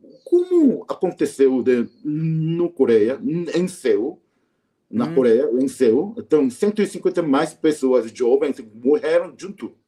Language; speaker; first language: Portuguese; non-native, learner; Korean